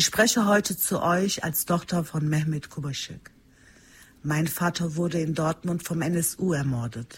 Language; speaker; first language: German; early bilingual, other home language; Turkish